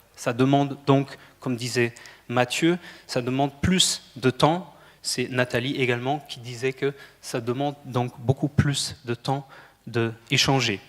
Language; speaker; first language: French; non-native, fluent; German